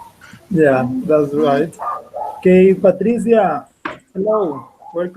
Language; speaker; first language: English; non-native, fluent; Spanish